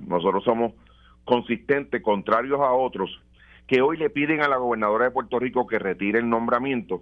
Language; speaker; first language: Spanish; native; Spanish